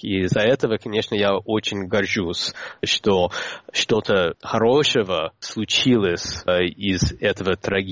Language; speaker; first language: Russian; non-native, fluent; English